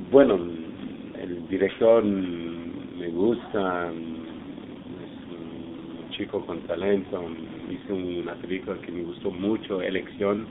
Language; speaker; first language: Spanish; non-native, fluent; English